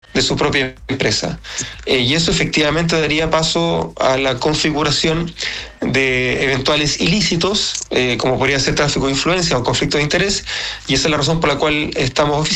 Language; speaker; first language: Spanish; native; Spanish